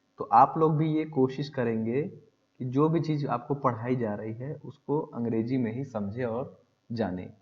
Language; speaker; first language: Hindi; native; Hindi